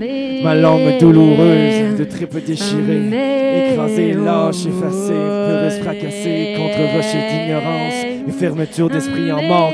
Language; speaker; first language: French; native; French